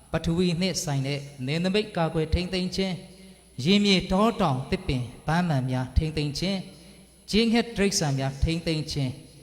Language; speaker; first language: Burmese; non-native, local second language; Hakha Chin